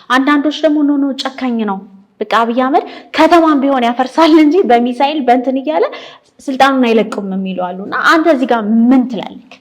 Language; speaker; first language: Amharic; native; Amharic